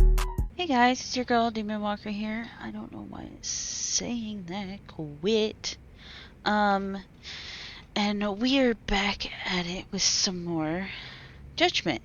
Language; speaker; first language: English; native; English